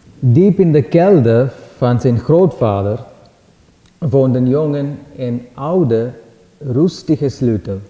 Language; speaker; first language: Dutch; non-native, fluent; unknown